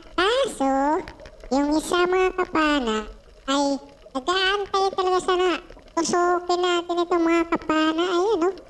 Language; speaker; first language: Filipino; non-native, local second language; Cebuano